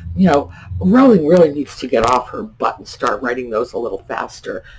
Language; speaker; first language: English; native; English